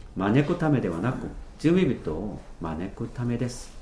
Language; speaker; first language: Japanese; non-native, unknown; Korean